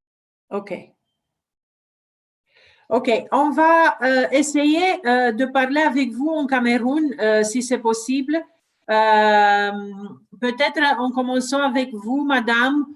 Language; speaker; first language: French; non-native, learner; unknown